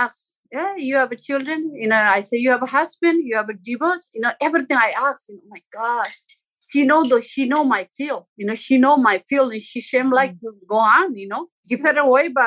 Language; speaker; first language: English; non-native, local second language; Sherpa